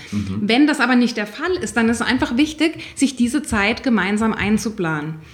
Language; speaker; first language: German; native; German